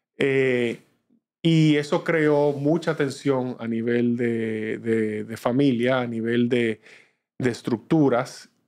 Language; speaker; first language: Spanish; native; Spanish